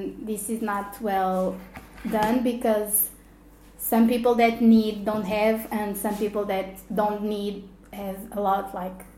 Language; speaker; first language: English; non-native, fluent; Portuguese